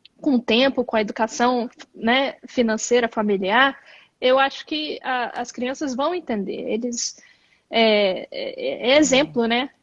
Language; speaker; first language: Portuguese; native; Portuguese